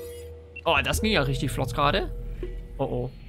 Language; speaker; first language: German; native; German